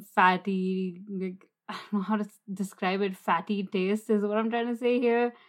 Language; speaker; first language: English; non-native, local second language; Hindi